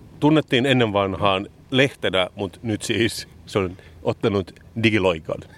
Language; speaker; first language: Finnish; native; Finnish